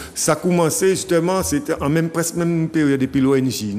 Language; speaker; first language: French; native; French